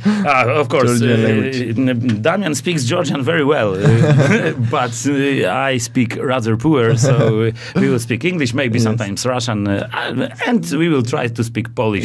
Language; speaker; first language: English; non-native, learner; Polish